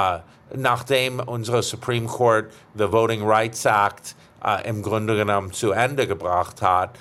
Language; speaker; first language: German; non-native, fluent; English